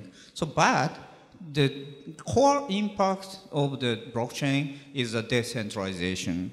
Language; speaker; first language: English; non-native, learner; Japanese